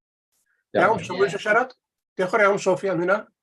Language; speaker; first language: Welsh; native; Welsh